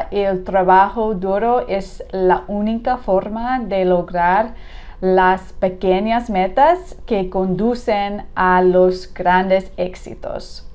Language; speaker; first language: Spanish; non-native, learner; English